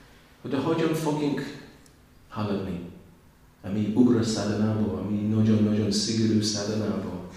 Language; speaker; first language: Hungarian; non-native, learner; English